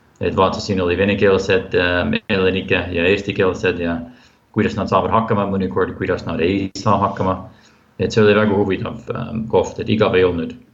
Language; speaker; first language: Estonian; non-native, fluent; English